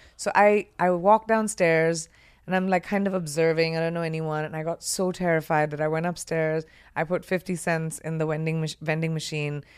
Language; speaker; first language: English; non-native, local second language; Hindi